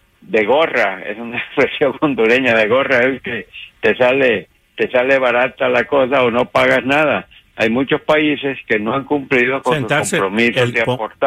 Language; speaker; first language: Spanish; native; Spanish